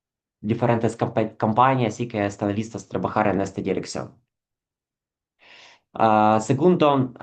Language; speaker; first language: Spanish; non-native, fluent; Ukrainian